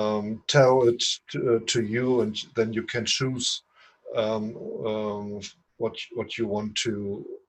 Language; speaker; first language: English; non-native, fluent; German